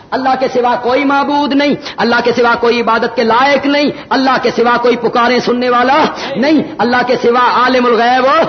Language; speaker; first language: Urdu; non-native, local second language; Punjabi